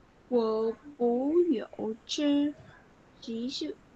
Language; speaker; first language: Chinese; non-native, learner; Vietnamese